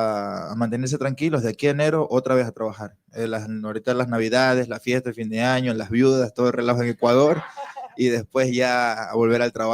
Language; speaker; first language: Spanish; native; Spanish